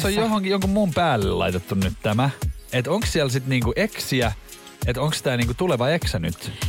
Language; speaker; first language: Finnish; native; Finnish